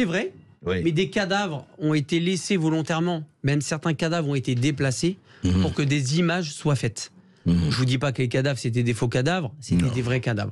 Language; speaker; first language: French; native; French